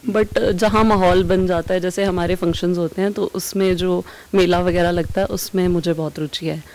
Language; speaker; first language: Hindi; native; Hindi